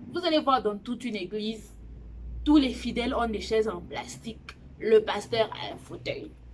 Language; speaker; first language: French; non-native, local second language; Lingala